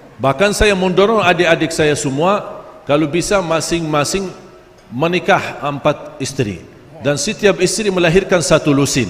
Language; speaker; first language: Malay; non-native, fluent; Arabic